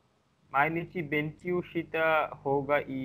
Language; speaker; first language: Japanese; non-native, learner; Bangla